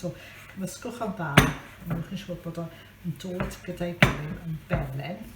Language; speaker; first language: Welsh; native; Welsh